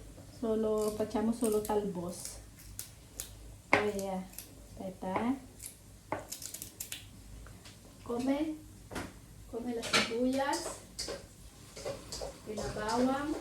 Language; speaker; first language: Italian; non-native, learner; Filipino